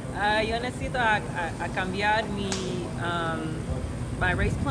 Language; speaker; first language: Spanish; non-native, learner; English